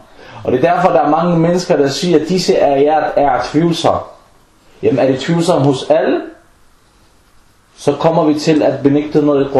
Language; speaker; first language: Danish; non-native, fluent; Arabic